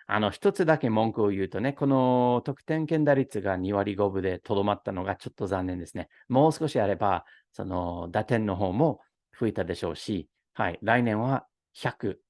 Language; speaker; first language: Japanese; non-native, fluent; English